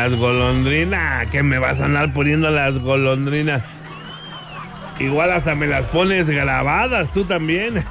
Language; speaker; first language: Spanish; native; Spanish